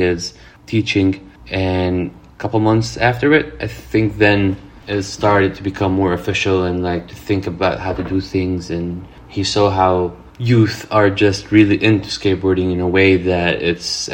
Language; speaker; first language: English; non-native, fluent; Arabic